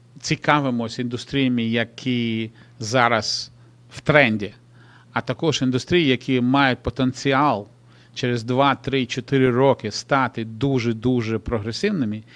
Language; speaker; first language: Ukrainian; non-native, local second language; Russian